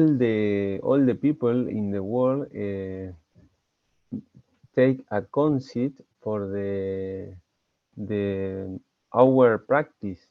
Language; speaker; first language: English; non-native, learner; Spanish